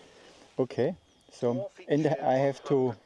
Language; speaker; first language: English; non-native, fluent; German